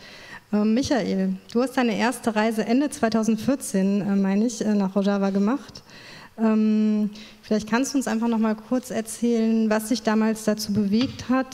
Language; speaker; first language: German; native; German